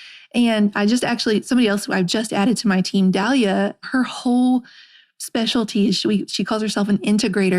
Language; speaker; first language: English; native; English